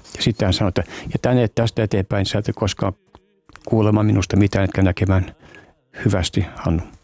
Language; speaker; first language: Finnish; native; Finnish